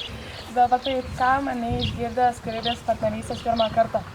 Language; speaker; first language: Lithuanian; native; Lithuanian